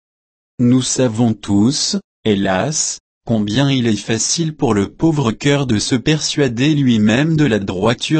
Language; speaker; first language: French; native; French